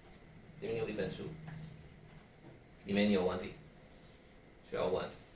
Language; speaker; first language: Chinese; non-native, learner; English